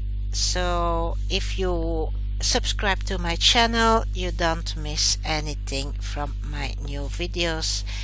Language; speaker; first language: English; non-native, fluent; Dutch